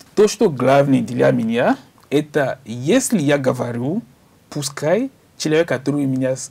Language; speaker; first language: Russian; non-native, learner; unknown